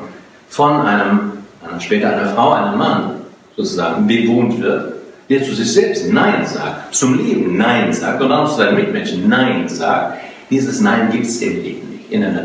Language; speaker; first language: German; native; German